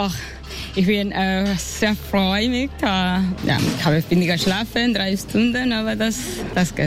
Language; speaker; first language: German; non-native, learner; Spanish